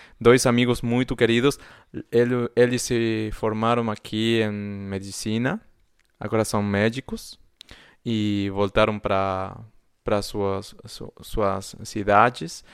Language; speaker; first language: Portuguese; non-native, fluent; Spanish